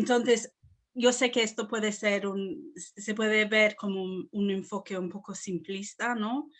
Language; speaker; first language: Spanish; non-native, fluent; English